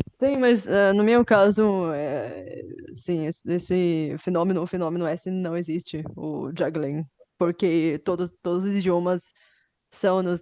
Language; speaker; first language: Portuguese; non-native, fluent; Bulgarian